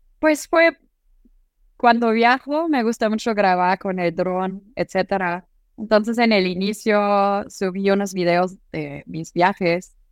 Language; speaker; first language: Spanish; non-native, fluent; German